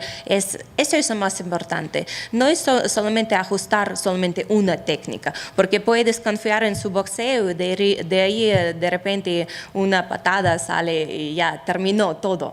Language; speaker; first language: Spanish; non-native, fluent; Russian